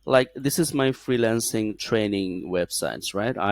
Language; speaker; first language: English; non-native, local second language; Bangla